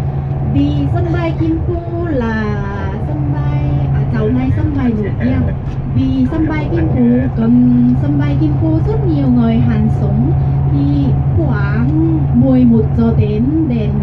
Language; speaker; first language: Vietnamese; non-native, learner; Korean